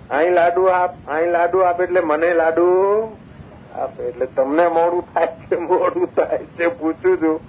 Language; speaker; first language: Gujarati; non-native, local second language; Sindhi